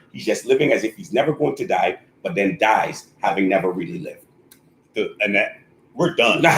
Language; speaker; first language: English; native; English